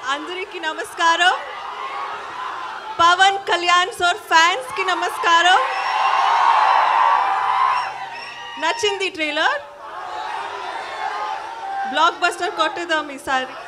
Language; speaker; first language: Telugu; non-native, learner; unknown